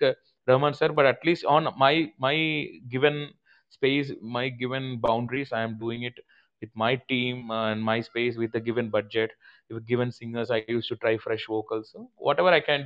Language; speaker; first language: English; non-native, local second language; Tamil